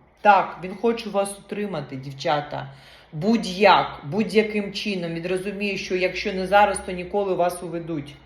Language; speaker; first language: Ukrainian; non-native, local second language; Russian